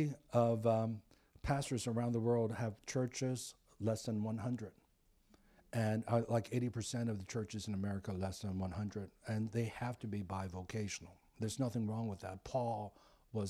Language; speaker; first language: English; native; English